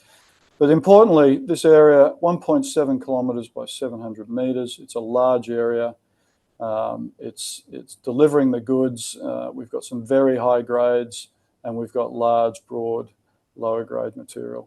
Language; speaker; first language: English; native; English